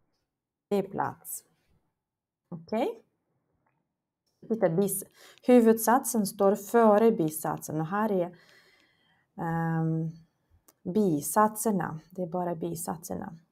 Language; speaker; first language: Swedish; non-native, fluent; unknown